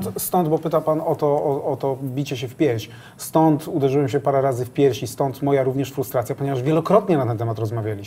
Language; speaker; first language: Polish; native; Polish